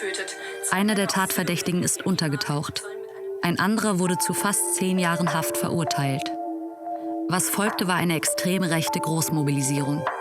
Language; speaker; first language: German; native; German